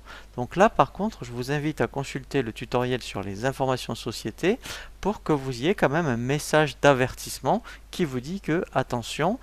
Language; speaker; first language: French; native; French